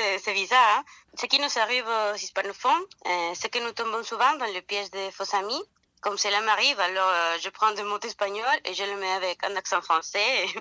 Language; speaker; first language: French; non-native, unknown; Spanish